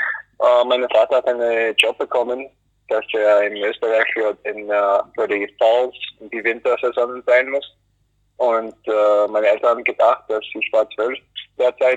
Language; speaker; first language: German; non-native, fluent; English